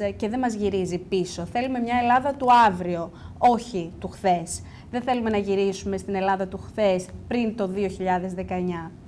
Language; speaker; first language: Greek; native; Greek